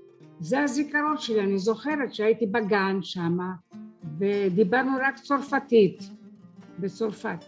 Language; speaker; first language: Hebrew; early bilingual, other home language; French